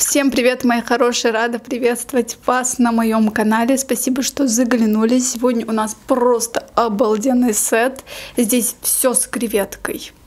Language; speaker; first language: Russian; native; Russian